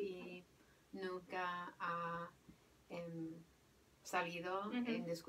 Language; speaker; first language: Spanish; non-native, fluent; English